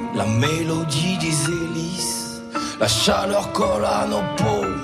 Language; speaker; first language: French; native; French